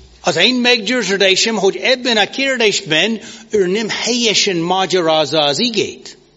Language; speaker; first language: Hungarian; non-native, learner; English